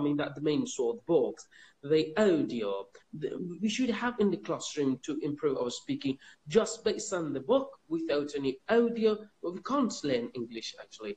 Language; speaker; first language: English; non-native, fluent; Persian